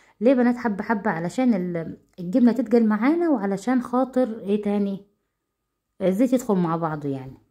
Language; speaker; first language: Arabic; native; Arabic